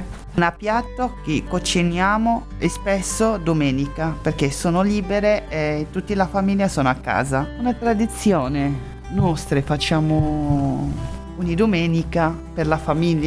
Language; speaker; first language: Italian; non-native, local second language; Arabic